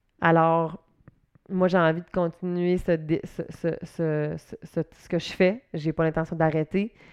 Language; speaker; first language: French; native; French